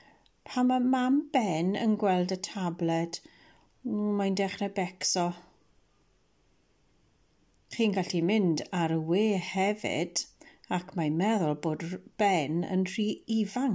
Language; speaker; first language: Welsh; non-native, local second language; English